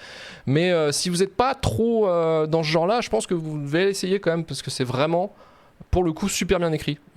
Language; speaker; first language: French; native; French